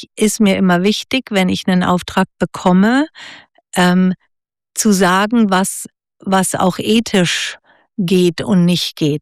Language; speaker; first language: German; native; German